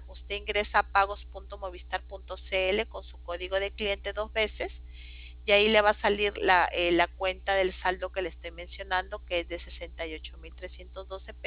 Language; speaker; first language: Spanish; native; Spanish